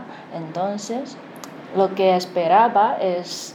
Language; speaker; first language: Spanish; non-native, fluent; Chinese